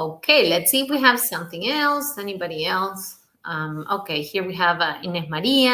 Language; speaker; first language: English; non-native, fluent; Spanish